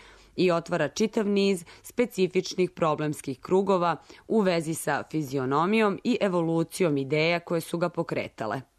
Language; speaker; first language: Serbian; native; Serbian